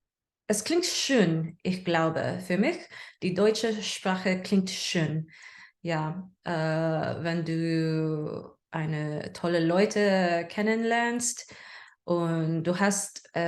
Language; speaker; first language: German; non-native, learner; English